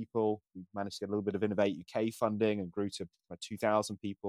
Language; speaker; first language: English; native; English